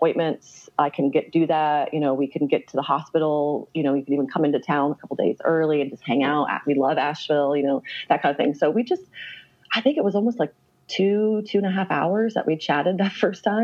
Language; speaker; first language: English; native; English